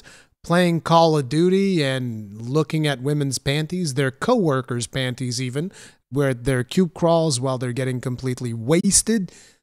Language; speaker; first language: English; native; English